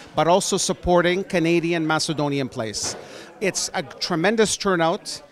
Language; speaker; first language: English; early bilingual, other home language; Macedonian